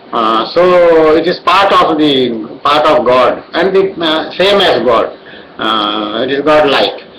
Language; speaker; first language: English; non-native, local second language; Odia